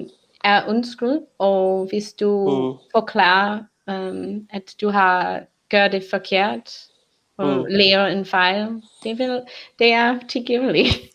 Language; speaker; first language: Danish; non-native, learner; English